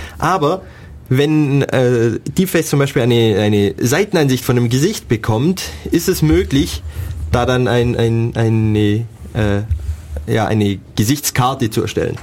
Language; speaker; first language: German; native; German